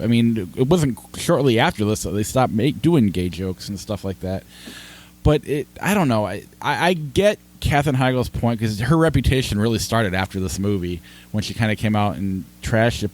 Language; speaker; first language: English; native; English